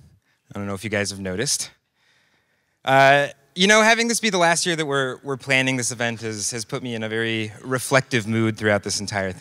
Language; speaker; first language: English; native; English